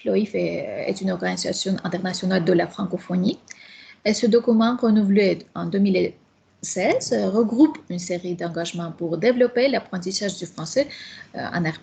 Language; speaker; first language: French; non-native, fluent; Armenian